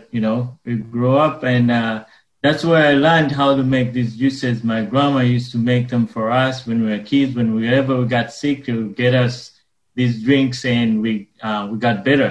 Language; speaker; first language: English; non-native, local second language; Ganda